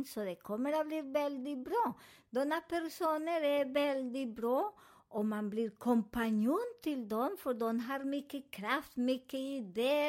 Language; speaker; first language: Swedish; non-native, learner; Spanish